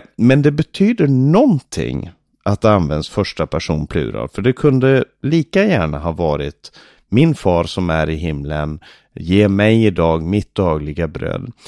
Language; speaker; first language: Swedish; native; Swedish